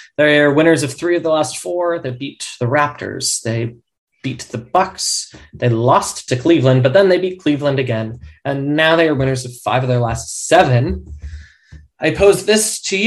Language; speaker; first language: English; native; English